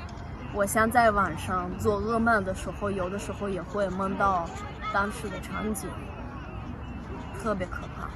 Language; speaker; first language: Chinese; non-native, fluent; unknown